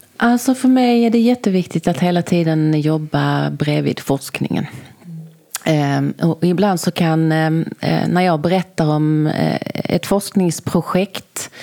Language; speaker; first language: Swedish; native; Swedish